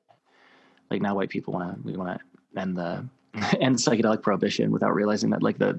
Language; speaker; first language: English; native; English